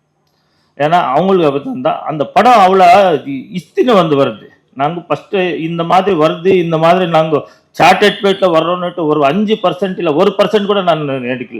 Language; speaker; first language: Tamil; non-native, learner; Kannada